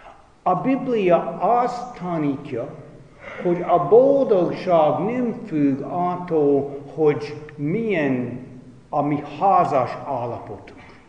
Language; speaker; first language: Hungarian; non-native, fluent; English